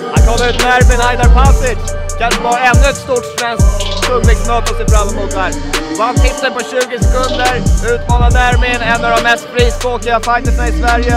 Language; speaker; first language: Swedish; native; Swedish